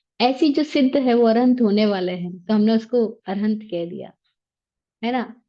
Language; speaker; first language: Hindi; native; Hindi